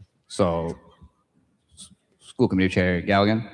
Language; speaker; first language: English; native; English